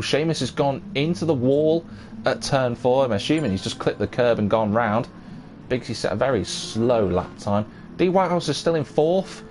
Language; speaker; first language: English; native; English